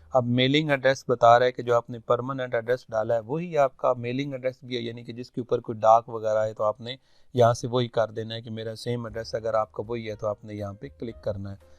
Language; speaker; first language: Urdu; non-native, local second language; Punjabi